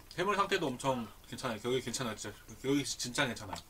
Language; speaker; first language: Korean; native; Korean